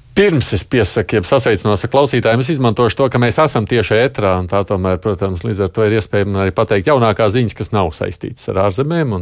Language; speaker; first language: Latvian; native; Latvian